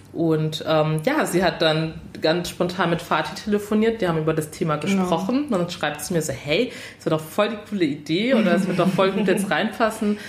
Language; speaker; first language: German; native; German